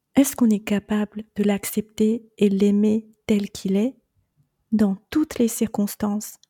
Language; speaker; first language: French; non-native, fluent; Chinese